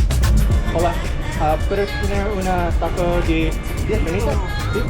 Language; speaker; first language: Spanish; non-native, learner; English